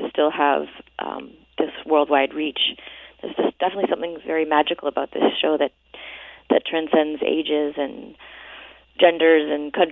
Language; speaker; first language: English; native; English